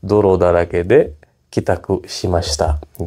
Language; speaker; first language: Japanese; non-native, fluent; Indonesian